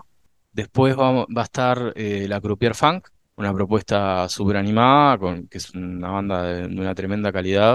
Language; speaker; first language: Spanish; native; Spanish